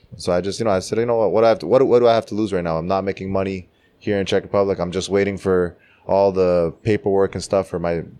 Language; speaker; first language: English; early bilingual, other home language; Czech